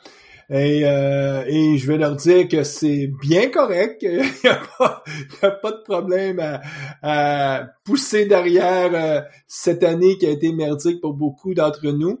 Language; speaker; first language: French; native; French